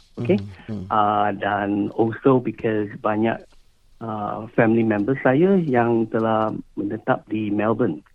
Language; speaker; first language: Malay; non-native, local second language; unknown